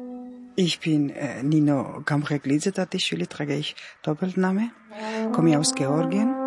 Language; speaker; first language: German; non-native, learner; Georgian